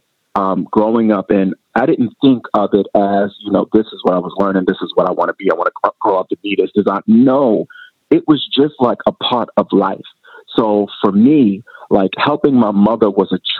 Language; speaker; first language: English; native; English